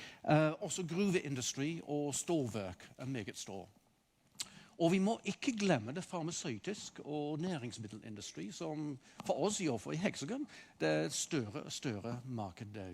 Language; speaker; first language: Norwegian; non-native, fluent; English